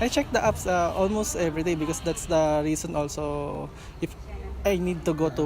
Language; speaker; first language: English; non-native, learner; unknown